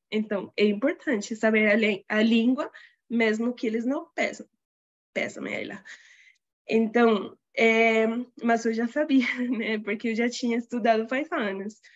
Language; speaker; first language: Portuguese; non-native, fluent; Spanish